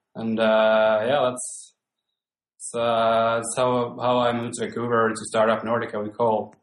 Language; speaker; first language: English; non-native, fluent; Finnish